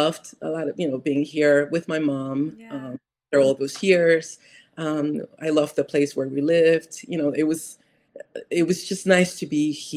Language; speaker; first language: English; non-native, fluent; Spanish